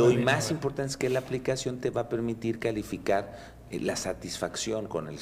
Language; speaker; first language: Spanish; native; Spanish